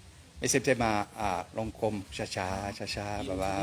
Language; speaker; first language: Thai; non-native, learner; French